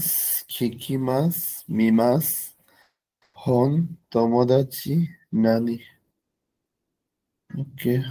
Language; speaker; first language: Japanese; non-native, fluent; Bangla